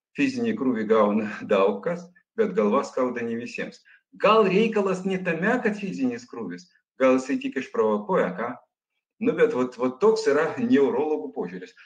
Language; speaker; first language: Lithuanian; non-native, local second language; Russian